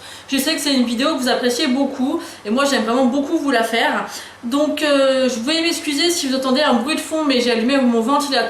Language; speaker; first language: French; native; French